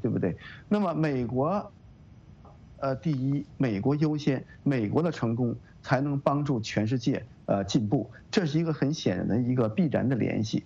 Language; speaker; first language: Chinese; native; Chinese